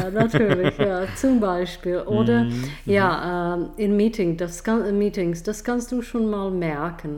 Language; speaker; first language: German; non-native, fluent; Czech